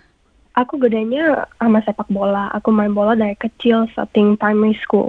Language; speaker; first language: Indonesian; early bilingual, heritage; English